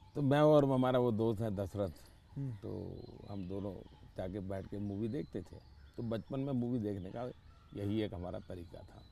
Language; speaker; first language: Hindi; non-native, local second language; Gujarati